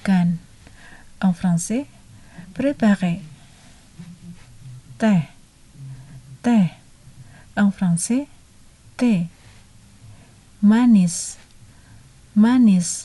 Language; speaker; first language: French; non-native, fluent; Indonesian